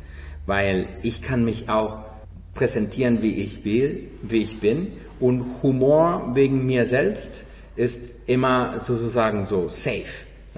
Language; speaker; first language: German; non-native, fluent; Spanish